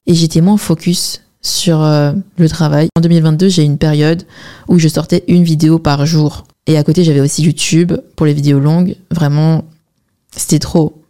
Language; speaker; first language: French; early bilingual, other home language; Chinese